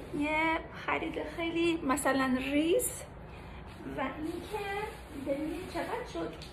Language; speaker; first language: Persian; early bilingual, heritage; Persian